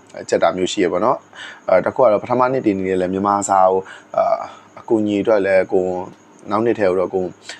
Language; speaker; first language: Burmese; native; Burmese